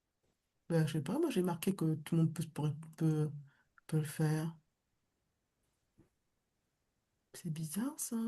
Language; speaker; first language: French; native; French